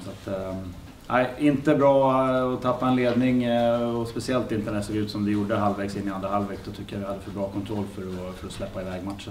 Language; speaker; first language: Swedish; native; Swedish